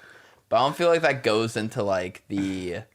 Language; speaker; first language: English; native; English